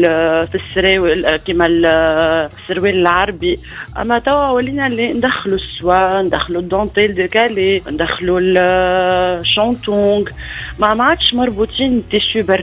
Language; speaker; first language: Arabic; native; Arabic